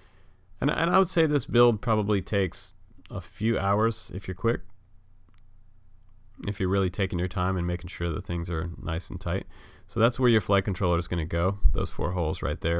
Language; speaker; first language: English; native; English